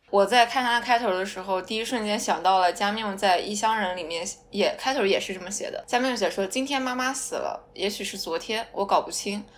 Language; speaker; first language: Chinese; non-native, local second language; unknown